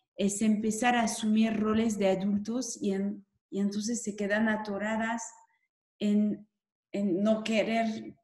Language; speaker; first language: Spanish; non-native, fluent; French